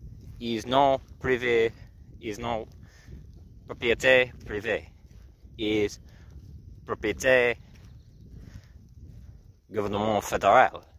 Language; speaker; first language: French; non-native, learner; English